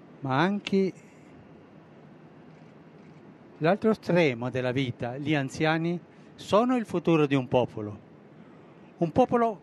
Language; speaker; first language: Italian; non-native, fluent; Spanish